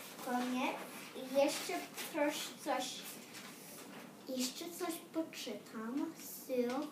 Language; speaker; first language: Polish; early bilingual, heritage; Polish